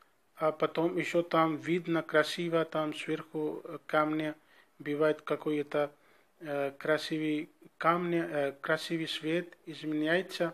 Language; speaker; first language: Russian; non-native, learner; Urdu